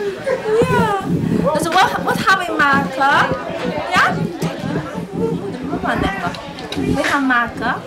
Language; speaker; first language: Dutch; non-native, learner; Chinese